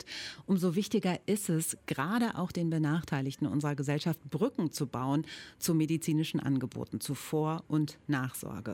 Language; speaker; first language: German; native; German